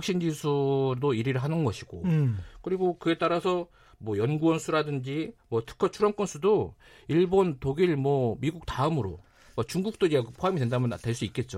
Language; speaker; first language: Korean; native; Korean